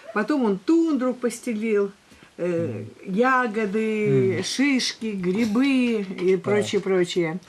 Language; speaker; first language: Russian; native; Russian